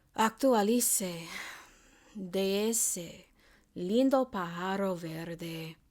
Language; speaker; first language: Spanish; non-native, learner; English